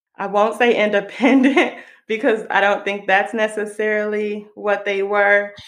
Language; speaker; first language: English; non-native, fluent; Hebrew